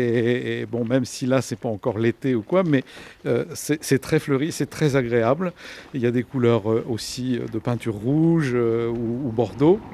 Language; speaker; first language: French; native; French